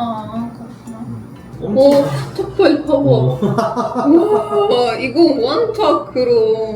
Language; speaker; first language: Korean; non-native, learner; Russian